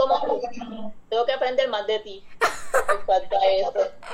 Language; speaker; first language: Spanish; native; Spanish